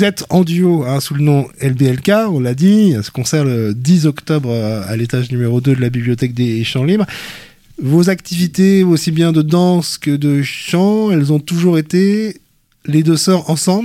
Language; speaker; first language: French; native; French